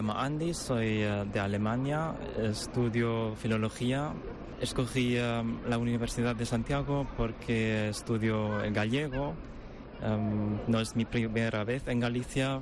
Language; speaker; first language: Spanish; non-native, fluent; German